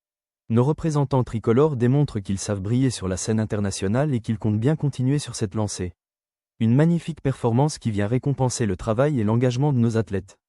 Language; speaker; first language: French; native; French